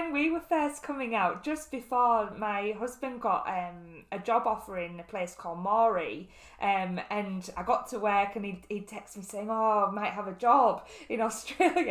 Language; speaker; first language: English; native; English